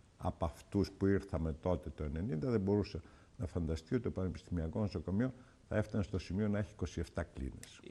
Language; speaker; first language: Greek; early bilingual, heritage; Greek